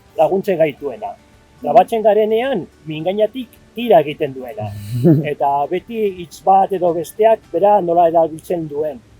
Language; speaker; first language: Basque; non-native, local second language; Spanish